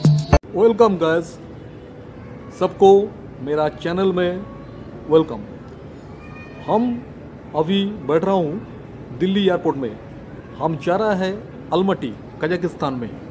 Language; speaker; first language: Hindi; non-native, local second language; Bangla